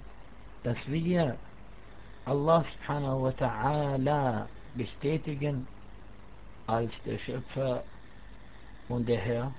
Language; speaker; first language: German; non-native, fluent; Arabic